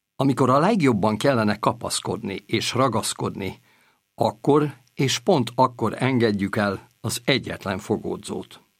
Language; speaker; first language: Hungarian; native; Hungarian